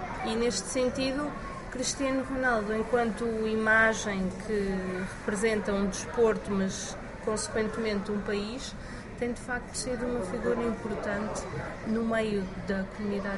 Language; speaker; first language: Portuguese; native; Portuguese